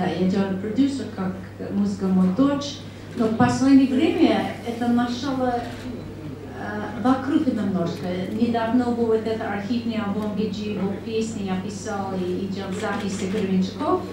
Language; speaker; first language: Russian; non-native, learner; English